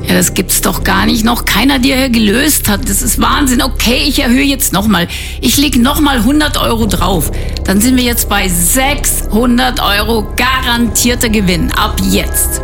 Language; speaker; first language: German; native; German